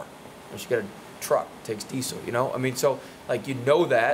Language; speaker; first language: English; native; English